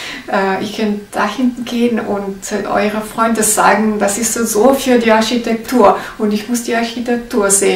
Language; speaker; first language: German; non-native, learner; Italian